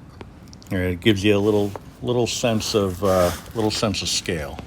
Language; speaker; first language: English; native; English